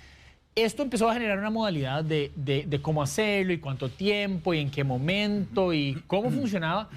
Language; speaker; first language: Spanish; native; Spanish